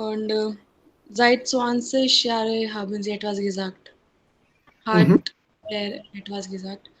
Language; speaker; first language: German; non-native, learner; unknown